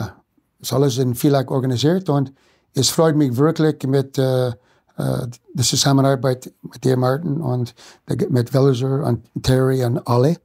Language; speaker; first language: German; non-native, fluent; English